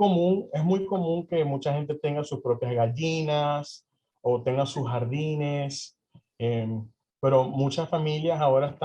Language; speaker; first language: Spanish; early bilingual, heritage; Spanish